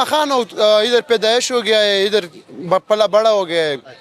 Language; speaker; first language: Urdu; non-native, local second language; Pashto